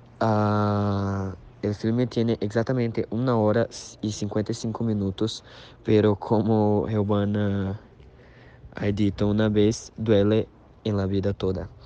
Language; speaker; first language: Spanish; non-native, learner; Portuguese